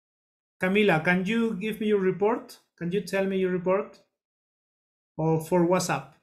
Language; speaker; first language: English; non-native, learner; Spanish